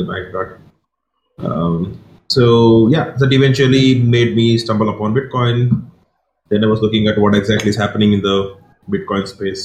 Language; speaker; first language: English; non-native, local second language; Kannada